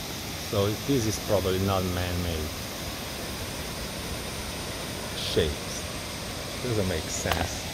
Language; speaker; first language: English; non-native, fluent; Portuguese